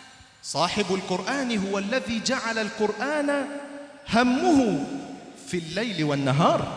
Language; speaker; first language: Arabic; native; Arabic